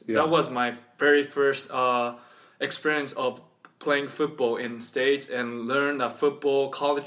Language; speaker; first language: English; non-native, learner; Japanese